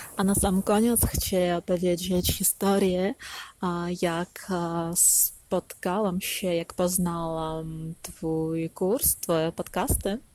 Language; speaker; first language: Polish; non-native, learner; Ukrainian